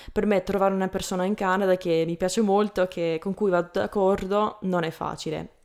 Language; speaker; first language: Italian; non-native, fluent; English